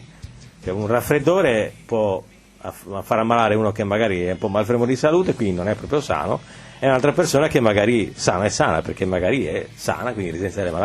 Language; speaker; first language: Italian; native; Italian